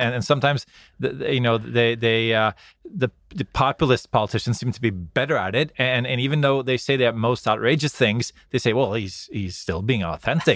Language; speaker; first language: English; non-native, fluent; Norwegian